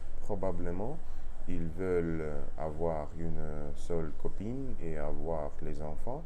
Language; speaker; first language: French; non-native, learner; Russian